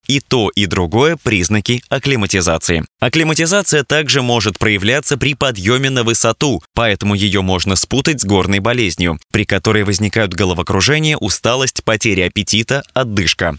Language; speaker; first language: Russian; native; Russian